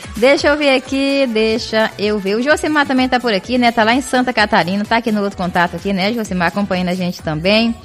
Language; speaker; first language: Portuguese; native; Portuguese